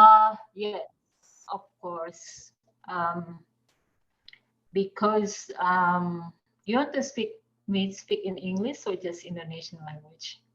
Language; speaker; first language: English; non-native, fluent; Indonesian